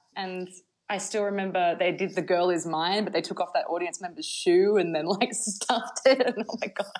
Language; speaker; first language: English; native; English